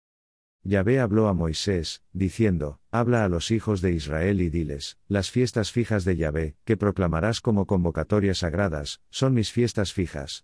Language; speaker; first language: Spanish; native; Spanish